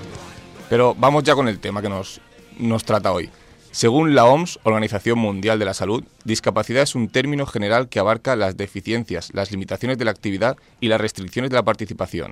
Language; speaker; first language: Spanish; native; Spanish